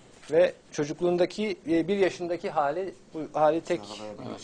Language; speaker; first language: Turkish; native; Turkish